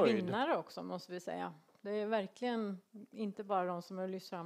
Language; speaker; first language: Swedish; native; Swedish